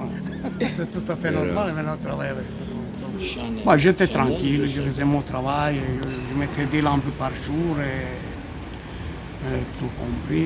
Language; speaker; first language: French; non-native, learner; Italian